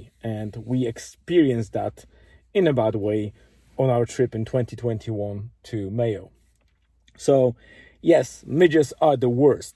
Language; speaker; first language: English; non-native, fluent; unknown